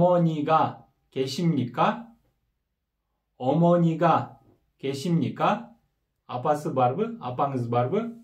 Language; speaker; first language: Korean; non-native, fluent; Kyrgyz